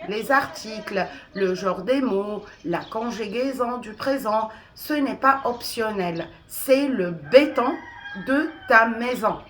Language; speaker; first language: French; non-native, local second language; Arabic